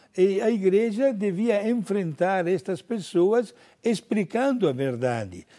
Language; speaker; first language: Portuguese; non-native, fluent; Italian